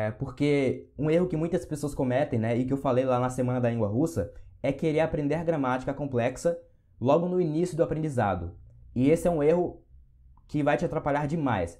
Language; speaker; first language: Portuguese; native; Portuguese